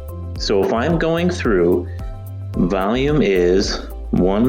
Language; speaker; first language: English; native; English